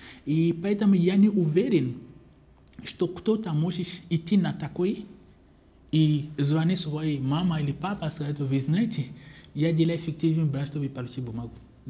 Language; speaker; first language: Russian; non-native, fluent; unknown